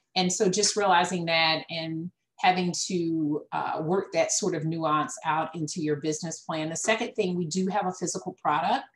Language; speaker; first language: English; native; English